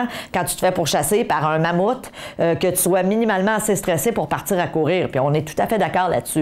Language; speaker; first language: French; native; French